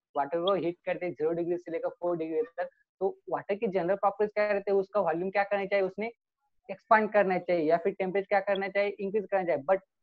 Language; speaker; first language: Hindi; native; Hindi